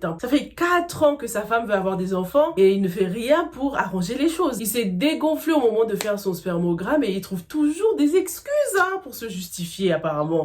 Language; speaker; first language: French; native; French